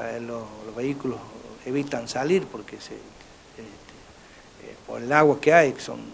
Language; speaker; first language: Spanish; native; Spanish